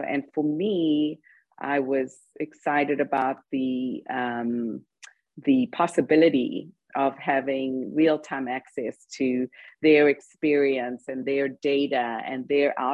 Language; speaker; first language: English; native; English